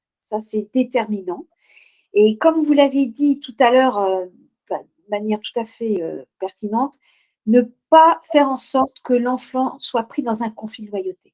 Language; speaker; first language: French; native; French